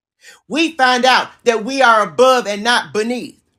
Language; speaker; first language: English; native; English